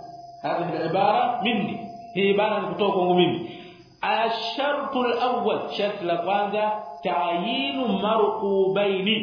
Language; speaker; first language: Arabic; non-native, fluent; Swahili